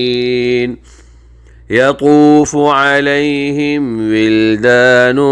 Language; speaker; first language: Arabic; native; Arabic